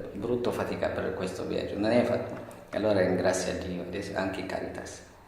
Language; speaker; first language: Italian; non-native, learner; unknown